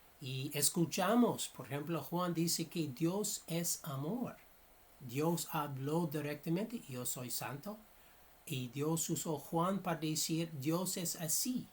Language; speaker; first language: Spanish; non-native, fluent; English